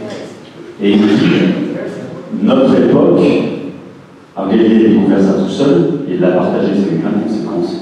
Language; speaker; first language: French; native; French